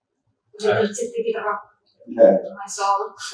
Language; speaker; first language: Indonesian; non-native, learner; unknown